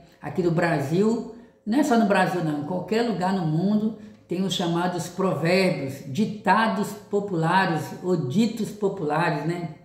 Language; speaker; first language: Portuguese; native; Portuguese